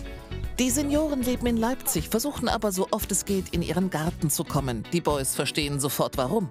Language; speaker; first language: German; native; German